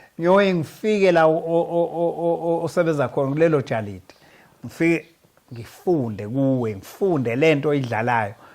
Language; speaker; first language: Zulu; native; Zulu